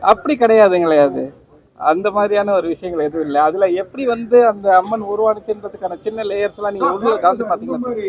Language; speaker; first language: Tamil; native; Tamil